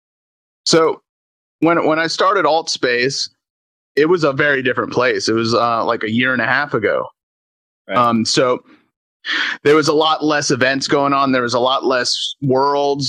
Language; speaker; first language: English; native; English